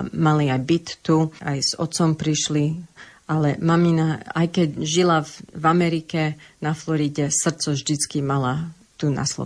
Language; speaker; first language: Slovak; early bilingual, heritage; Slovak